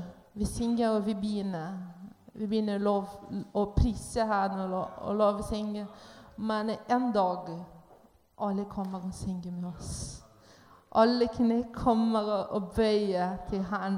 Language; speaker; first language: Norwegian; non-native, learner; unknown